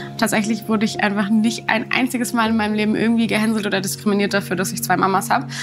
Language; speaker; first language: German; native; German